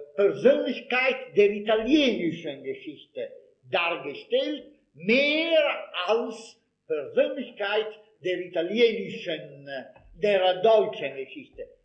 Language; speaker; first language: German; non-native, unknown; Italian